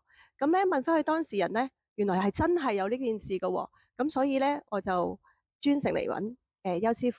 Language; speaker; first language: Cantonese; native; Cantonese